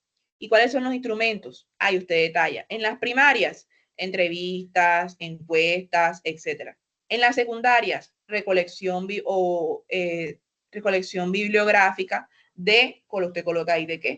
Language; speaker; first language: Spanish; native; Spanish